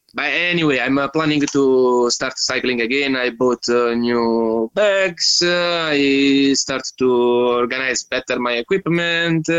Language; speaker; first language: English; non-native, learner; Italian